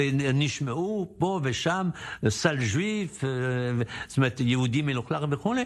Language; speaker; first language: Hebrew; non-native, fluent; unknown